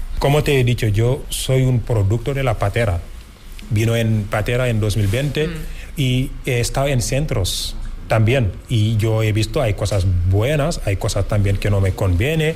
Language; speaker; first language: Spanish; non-native, fluent; Wolof